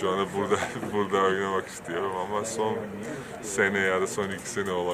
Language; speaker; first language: Turkish; non-native, fluent; Georgian